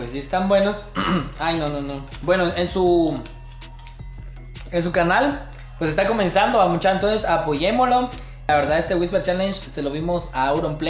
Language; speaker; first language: Spanish; native; Spanish